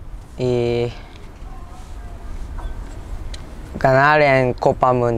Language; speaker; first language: Spanish; non-native, learner; Japanese